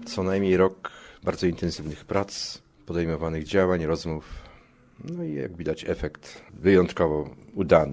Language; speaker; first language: Polish; native; Polish